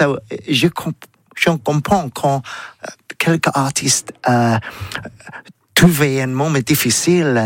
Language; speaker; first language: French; non-native, learner; English